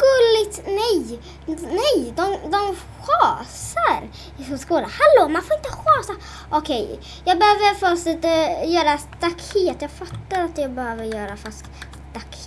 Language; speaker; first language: Swedish; native; Swedish